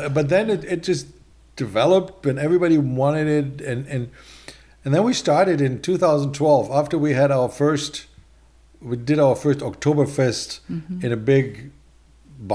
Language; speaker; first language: English; non-native, fluent; German